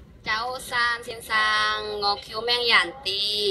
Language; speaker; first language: Chinese; non-native, learner; Indonesian